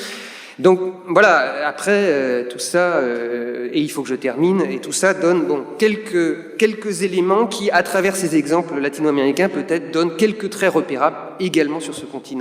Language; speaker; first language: French; native; French